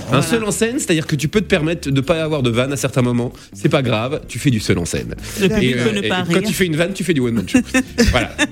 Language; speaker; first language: French; native; French